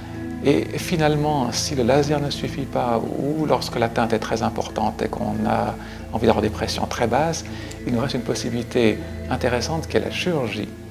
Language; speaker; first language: French; native; French